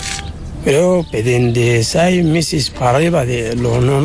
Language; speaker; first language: Spanish; non-native, learner; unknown